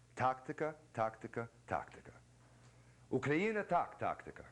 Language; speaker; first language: Ukrainian; early bilingual, heritage; Ukrainian